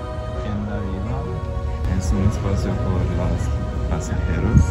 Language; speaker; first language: Spanish; non-native, learner; Croatian